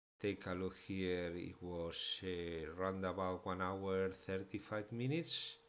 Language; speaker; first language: English; non-native, fluent; Spanish